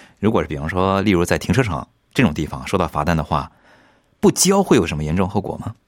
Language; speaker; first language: Chinese; native; Chinese